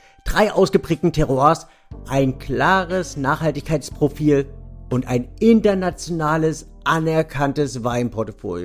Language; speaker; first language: German; native; German